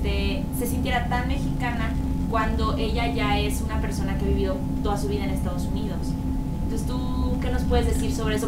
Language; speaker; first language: Spanish; native; Spanish